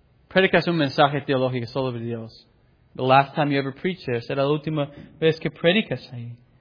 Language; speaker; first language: Spanish; non-native, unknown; English